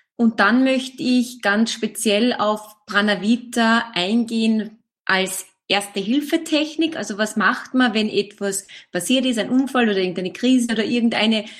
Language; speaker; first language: German; native; German